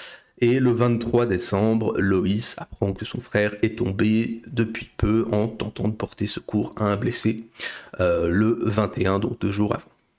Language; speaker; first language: French; native; French